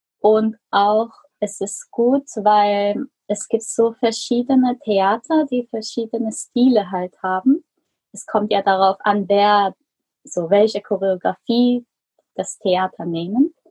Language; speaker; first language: German; non-native, fluent; Korean